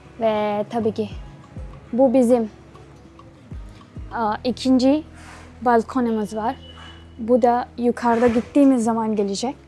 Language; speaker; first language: Turkish; non-native, fluent; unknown